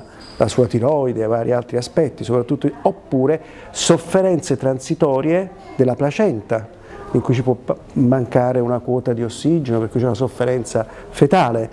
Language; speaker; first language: Italian; native; Italian